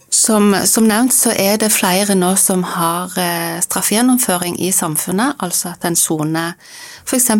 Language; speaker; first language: Norwegian; native; Norwegian